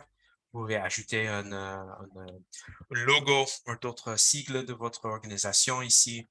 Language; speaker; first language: French; non-native, fluent; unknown